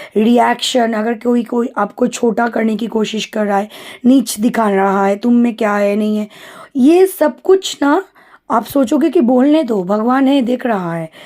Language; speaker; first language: Hindi; non-native, local second language; Bangla